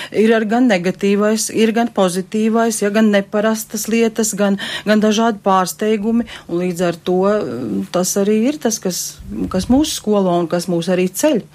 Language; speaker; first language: Latvian; native; Latvian